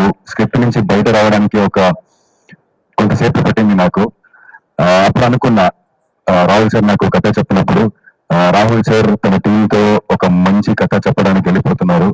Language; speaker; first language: Telugu; non-native, fluent; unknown